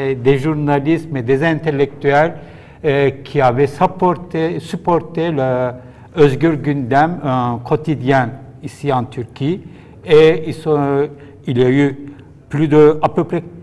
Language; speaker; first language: French; non-native, fluent; Turkish